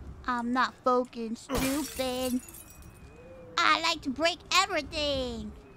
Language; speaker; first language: English; early bilingual, other home language; Spanish